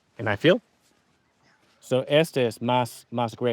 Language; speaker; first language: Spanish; non-native, learner; English